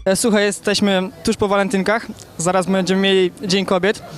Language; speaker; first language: Polish; native; Polish